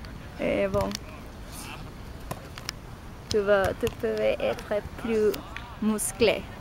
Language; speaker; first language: French; non-native, learner; Spanish